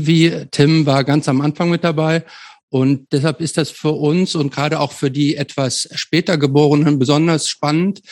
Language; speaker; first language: German; native; German